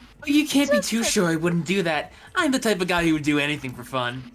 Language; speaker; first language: English; native; English